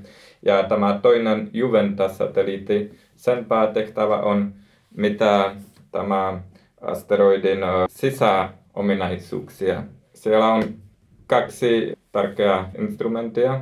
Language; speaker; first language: Finnish; non-native, learner; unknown